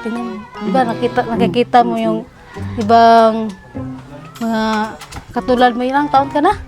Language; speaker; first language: Filipino; non-native, local second language; Cebuano